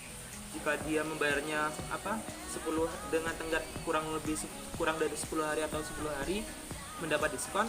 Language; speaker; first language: Indonesian; native; Indonesian